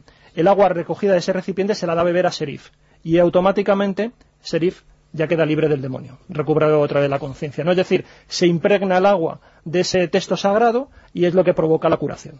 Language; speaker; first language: Spanish; native; Spanish